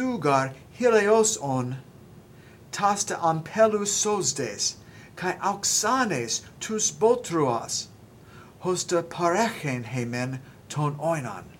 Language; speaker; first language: Greek; non-native, learner; English